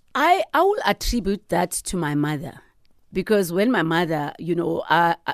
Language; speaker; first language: English; non-native, local second language; Southern Sotho